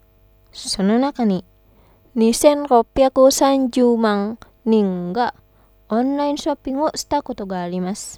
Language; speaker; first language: Japanese; non-native, fluent; Indonesian